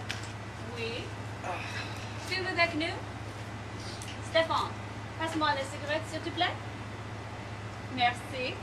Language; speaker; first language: French; non-native, learner; English